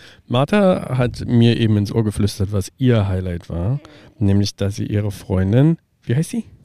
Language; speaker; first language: German; native; German